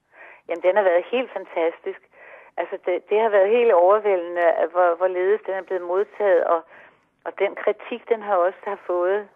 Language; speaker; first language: Danish; native; Danish